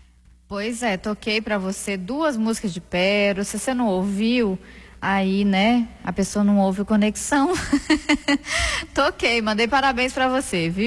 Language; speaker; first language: Portuguese; native; Portuguese